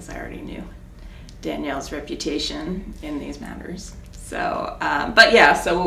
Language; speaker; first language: English; native; English